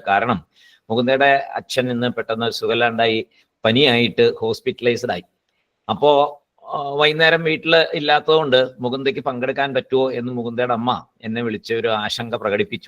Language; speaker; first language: Malayalam; native; Malayalam